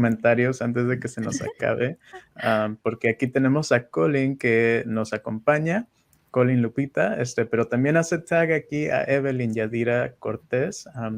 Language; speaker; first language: Spanish; native; Spanish